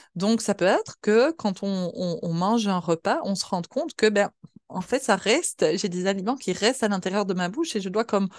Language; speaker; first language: French; native; French